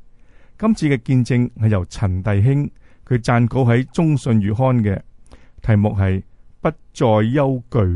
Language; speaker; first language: Chinese; native; Chinese